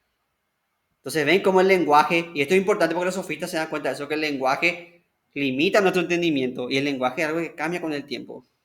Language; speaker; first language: Spanish; native; Spanish